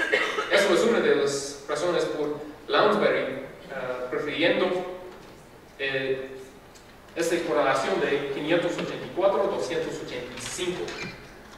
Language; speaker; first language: Spanish; non-native, fluent; English